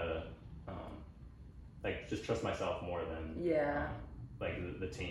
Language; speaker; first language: English; native; English